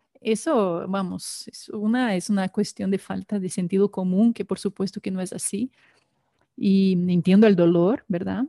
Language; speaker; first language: Spanish; non-native, fluent; Portuguese